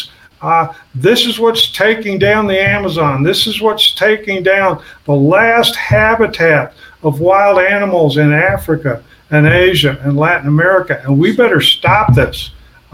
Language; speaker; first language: English; native; English